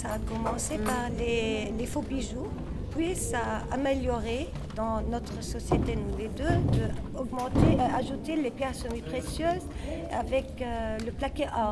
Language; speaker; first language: French; non-native, fluent; Arabic